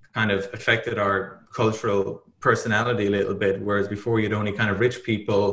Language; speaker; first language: English; native; English